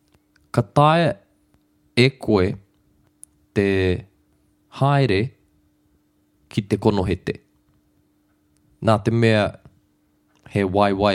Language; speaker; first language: Māori; non-native, local second language; English